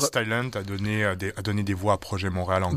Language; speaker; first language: French; native; French